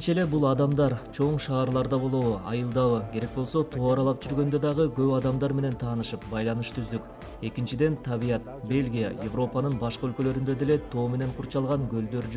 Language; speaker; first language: Kyrgyz; native; Kyrgyz